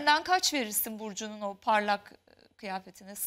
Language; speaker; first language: Turkish; native; Turkish